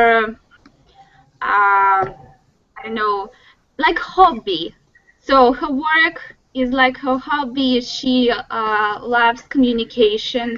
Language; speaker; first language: English; non-native, fluent; Russian